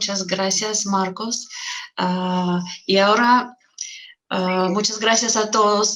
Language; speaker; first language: Spanish; non-native, fluent; Russian